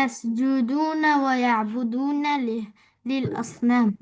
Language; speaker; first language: Arabic; non-native, learner; Bangla